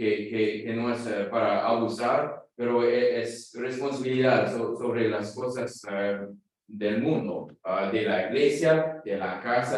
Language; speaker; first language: Spanish; non-native, fluent; English